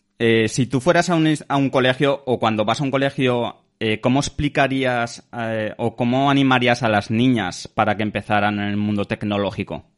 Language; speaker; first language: Spanish; native; Spanish